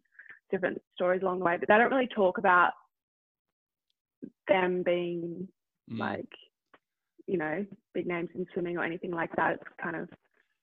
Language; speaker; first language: English; native; English